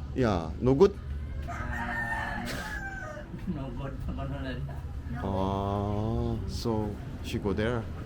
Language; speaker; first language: English; non-native, learner; Korean